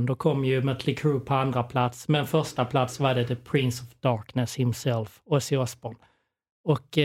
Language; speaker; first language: Swedish; native; Swedish